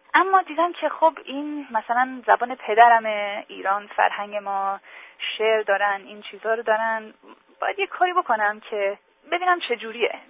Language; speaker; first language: Persian; early bilingual, heritage; English